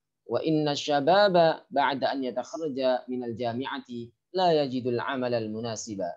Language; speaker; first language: Arabic; non-native, fluent; Indonesian